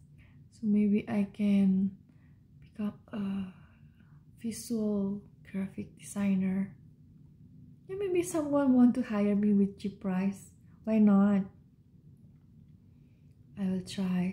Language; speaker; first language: English; non-native, learner; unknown